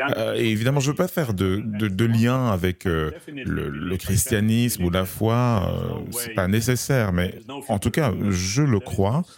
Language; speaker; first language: French; non-native, fluent; Slovenian